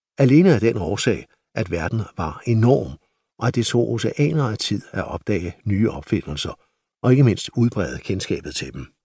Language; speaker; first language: Danish; native; Danish